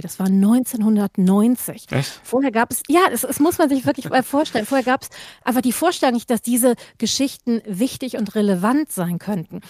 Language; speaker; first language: German; native; German